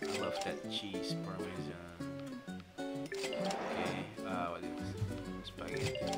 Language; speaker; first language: English; non-native, learner; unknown